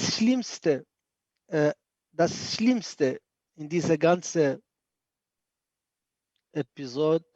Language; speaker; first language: German; non-native, fluent; Arabic